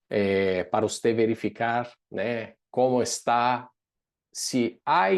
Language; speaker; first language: Spanish; non-native, fluent; Portuguese